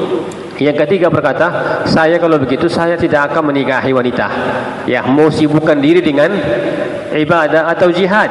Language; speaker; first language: Indonesian; non-native, fluent; Arabic